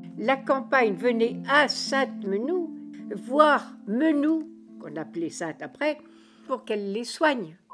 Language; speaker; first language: French; native; French